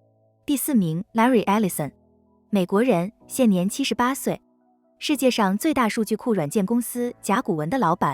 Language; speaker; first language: Chinese; native; Chinese